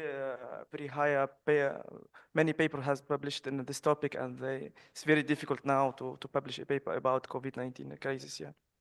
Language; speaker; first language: English; non-native, fluent; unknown